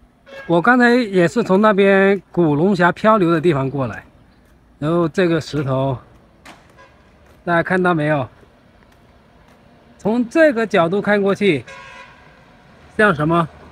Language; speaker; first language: Chinese; native; Chinese